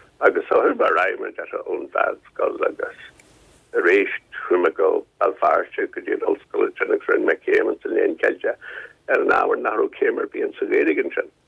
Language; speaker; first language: Irish; non-native, local second language; English